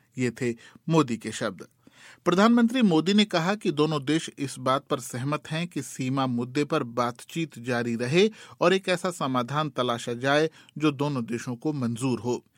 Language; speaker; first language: Hindi; native; Hindi